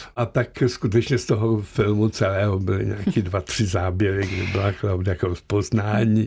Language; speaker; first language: Czech; early bilingual, other home language; Slovenian